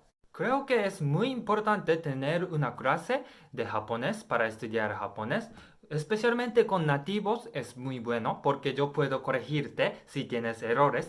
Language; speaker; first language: Spanish; non-native, learner; Japanese